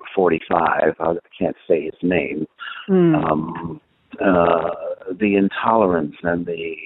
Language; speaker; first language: English; native; English